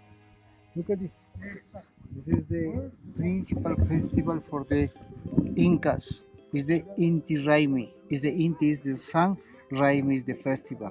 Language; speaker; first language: English; non-native, learner; Spanish